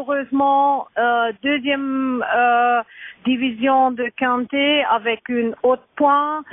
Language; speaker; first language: French; non-native, learner; German